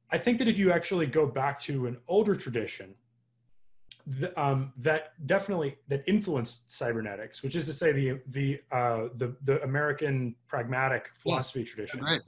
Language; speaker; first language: English; native; English